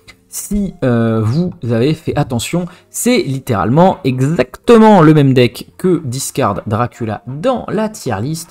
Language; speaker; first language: French; native; French